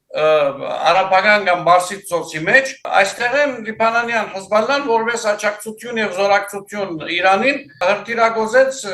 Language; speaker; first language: Armenian; early bilingual, heritage; Armenian